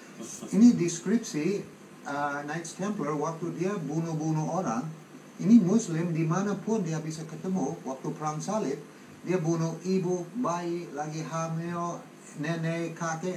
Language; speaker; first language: Indonesian; non-native, fluent; English